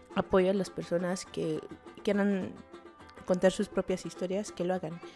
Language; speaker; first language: Spanish; early bilingual, heritage; Spanish